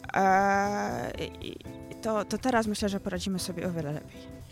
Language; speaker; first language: Polish; non-native, fluent; Ukrainian